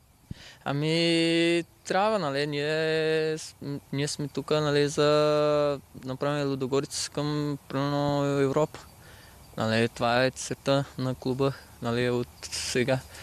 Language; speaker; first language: Bulgarian; non-native, learner; Portuguese